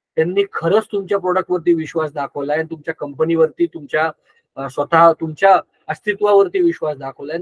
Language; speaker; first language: Marathi; non-native, local second language; Gujarati